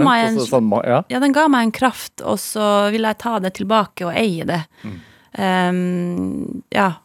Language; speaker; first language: Norwegian; non-native, local second language; Northern Sami